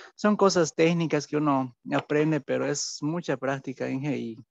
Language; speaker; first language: Spanish; native; Spanish